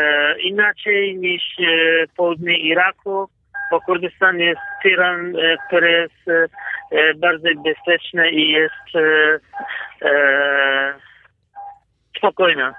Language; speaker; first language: Polish; non-native, fluent; Kurdish